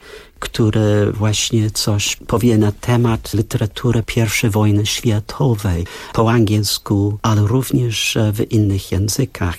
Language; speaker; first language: Polish; non-native, fluent; English